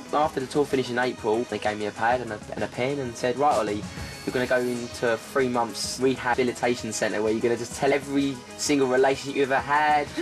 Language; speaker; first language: English; native; English